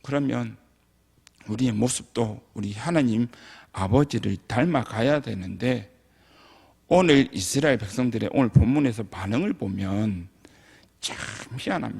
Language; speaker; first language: Korean; native; Korean